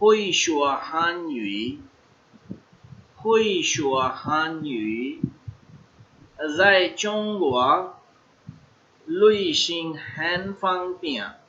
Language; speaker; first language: Chinese; non-native, fluent; Urdu